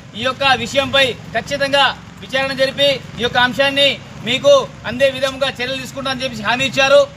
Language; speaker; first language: Telugu; non-native, local second language; Lambadi